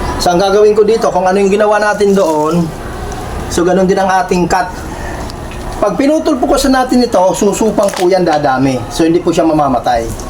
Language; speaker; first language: Filipino; native; Filipino